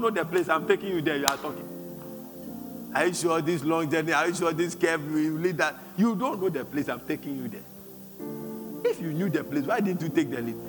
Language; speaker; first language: English; non-native, local second language; Akan